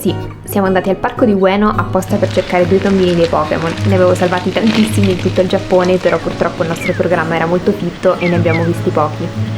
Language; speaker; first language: Italian; native; Italian